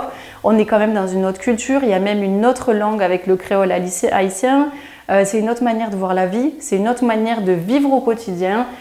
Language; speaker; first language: French; native; French